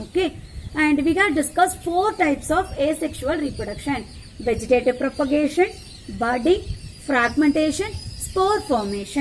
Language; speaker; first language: English; non-native, local second language; Tamil